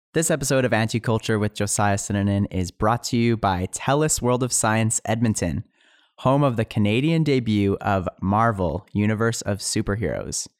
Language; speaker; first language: English; native; English